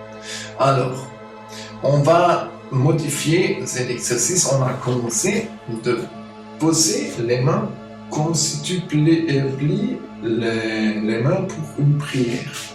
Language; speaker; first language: French; non-native, fluent; German